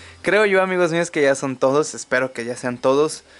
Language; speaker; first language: Spanish; native; Spanish